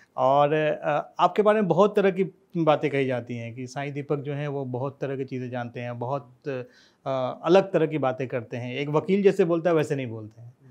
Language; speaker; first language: Hindi; native; Hindi